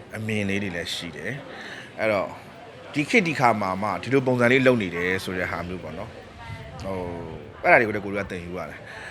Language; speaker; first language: Burmese; non-native, local second language; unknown